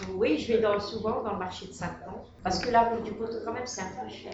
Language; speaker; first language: French; native; French